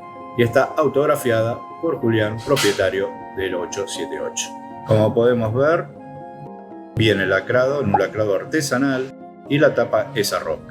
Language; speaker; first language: Spanish; native; Spanish